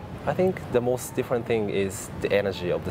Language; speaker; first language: English; non-native, fluent; Japanese